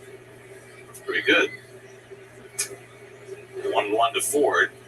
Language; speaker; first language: English; native; English